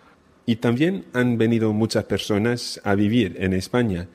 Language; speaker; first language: Spanish; non-native, fluent; English